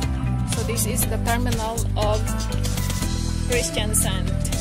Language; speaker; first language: English; non-native, local second language; Cebuano